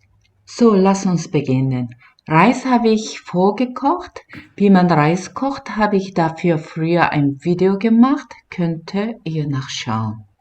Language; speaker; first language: German; non-native, fluent; Korean